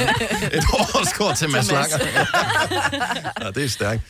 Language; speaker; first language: Danish; native; Danish